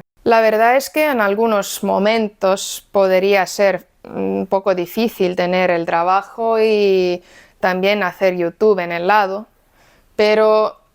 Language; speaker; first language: Spanish; non-native, fluent; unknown